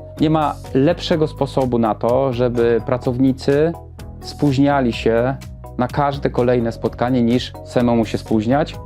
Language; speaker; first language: Polish; native; Polish